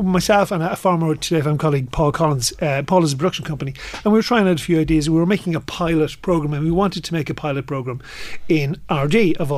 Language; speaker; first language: English; native; English